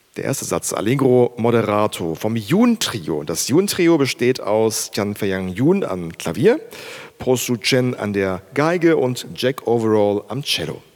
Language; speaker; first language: German; native; German